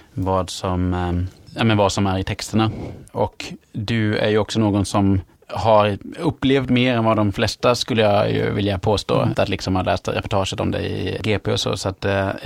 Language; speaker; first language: Swedish; native; Swedish